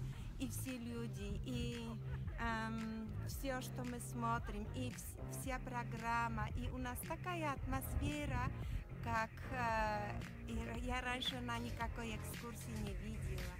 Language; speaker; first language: Russian; non-native, fluent; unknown